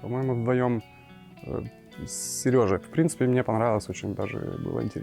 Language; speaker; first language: Russian; native; Russian